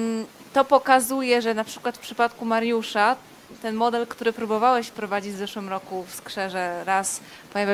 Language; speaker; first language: Polish; native; Polish